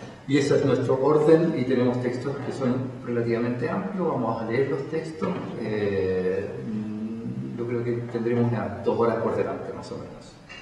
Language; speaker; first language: Spanish; native; Spanish